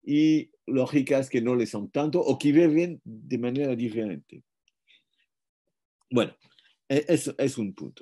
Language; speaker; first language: Spanish; non-native, fluent; French